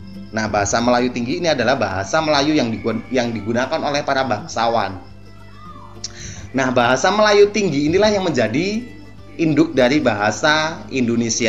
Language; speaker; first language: Indonesian; native; Indonesian